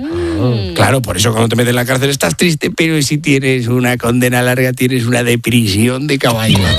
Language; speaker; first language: Spanish; native; Spanish